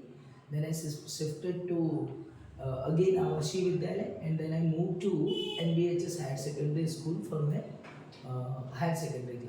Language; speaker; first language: English; non-native, local second language; Hindi